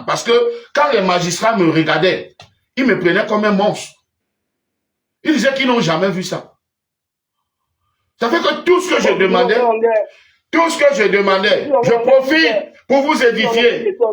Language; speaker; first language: French; native; French